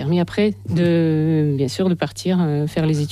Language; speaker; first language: French; non-native, fluent; Russian